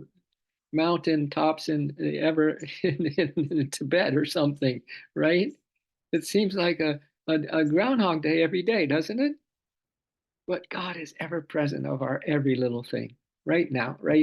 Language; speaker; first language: English; native; English